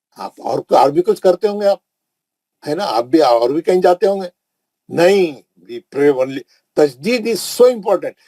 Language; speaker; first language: Urdu; native; Urdu